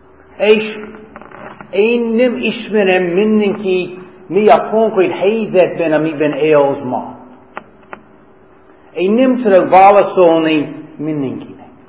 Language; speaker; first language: Hungarian; non-native, learner; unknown